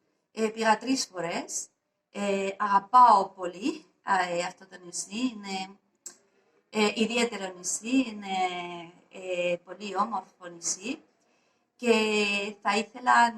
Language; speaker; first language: Greek; non-native, fluent; Spanish